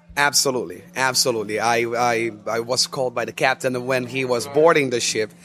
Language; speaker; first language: English; non-native, fluent; Portuguese